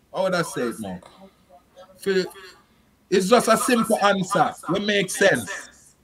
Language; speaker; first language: English; non-native, local second language; Jamaican Creole English